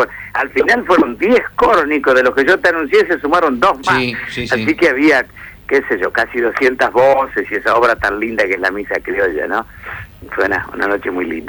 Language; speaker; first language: Spanish; native; Spanish